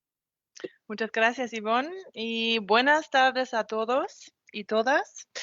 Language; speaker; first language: Spanish; non-native, fluent; German